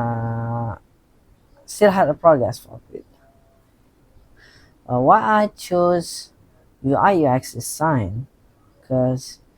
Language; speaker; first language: English; non-native, learner; Indonesian